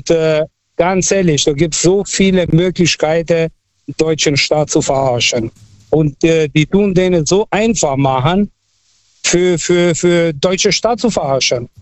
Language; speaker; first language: German; non-native, fluent; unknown